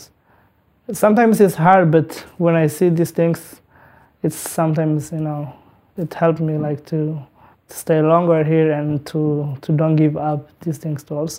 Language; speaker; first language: English; non-native, learner; Tigrinya